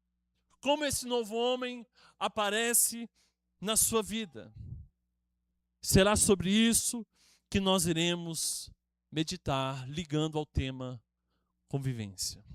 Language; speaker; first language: Portuguese; native; Portuguese